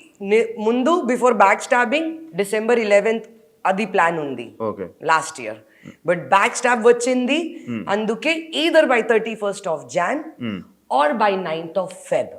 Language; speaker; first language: Telugu; non-native, local second language; Hindi